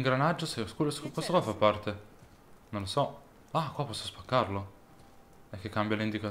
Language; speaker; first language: Italian; native; Italian